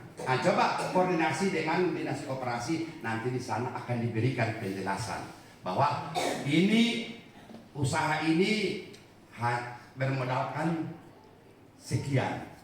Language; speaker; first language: Indonesian; non-native, local second language; Batak Toba